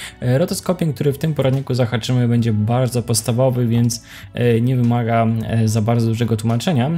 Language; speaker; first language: Polish; native; Polish